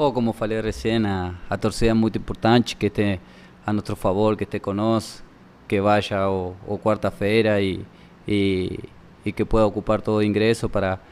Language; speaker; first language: Portuguese; non-native, learner; Spanish